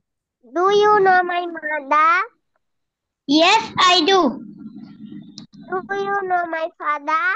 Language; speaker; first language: English; non-native, learner; Bangla